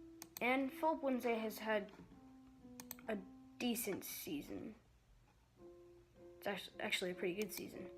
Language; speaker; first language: English; native; English